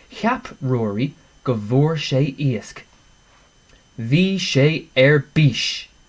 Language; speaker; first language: Irish; non-native, local second language; English